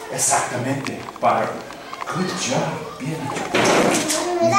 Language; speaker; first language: Spanish; non-native, fluent; English